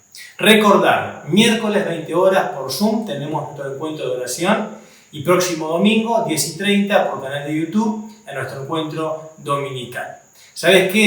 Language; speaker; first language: Spanish; native; Spanish